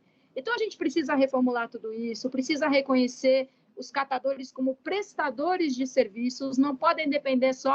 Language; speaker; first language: Portuguese; native; Portuguese